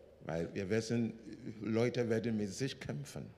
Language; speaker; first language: German; non-native, learner; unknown